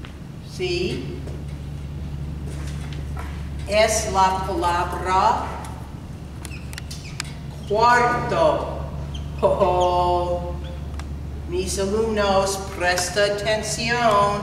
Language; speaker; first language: Spanish; non-native, fluent; English